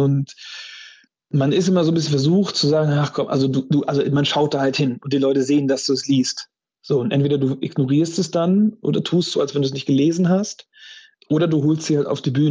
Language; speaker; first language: German; native; German